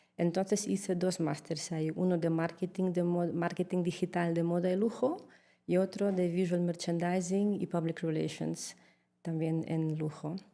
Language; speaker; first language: Spanish; early bilingual, heritage; Russian